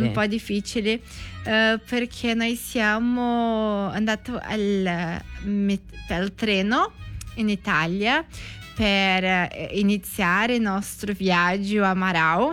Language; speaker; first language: Italian; non-native, learner; Portuguese